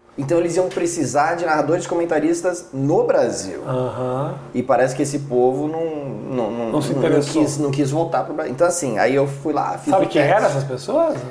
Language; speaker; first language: Portuguese; non-native, fluent; English